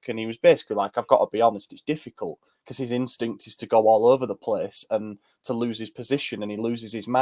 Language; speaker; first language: English; native; English